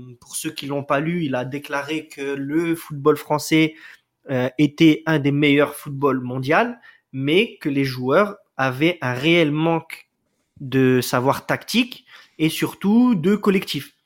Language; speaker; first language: French; native; French